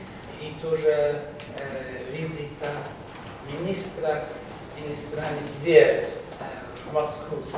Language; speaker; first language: Russian; non-native, learner; English